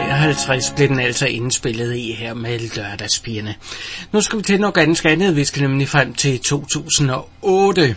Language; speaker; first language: Danish; native; Danish